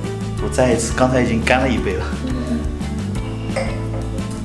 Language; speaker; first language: Chinese; native; Chinese